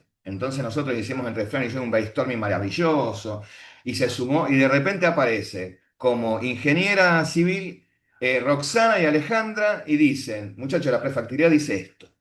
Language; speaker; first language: Spanish; native; Spanish